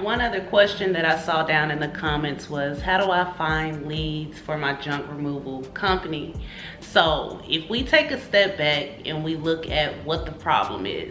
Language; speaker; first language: English; native; English